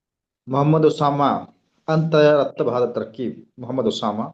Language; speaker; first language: Arabic; non-native, learner; Urdu